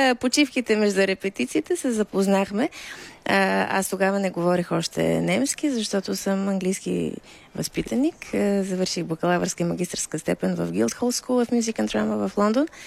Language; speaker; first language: Bulgarian; native; Bulgarian